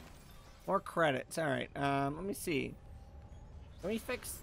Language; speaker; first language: English; native; English